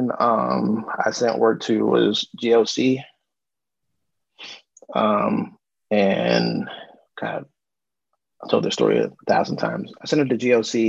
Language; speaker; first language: English; native; English